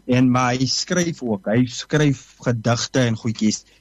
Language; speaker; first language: Afrikaans; native; Afrikaans